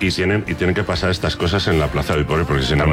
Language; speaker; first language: Spanish; native; Spanish